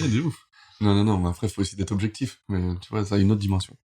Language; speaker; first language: French; native; French